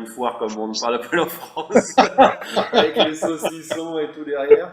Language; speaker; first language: French; native; French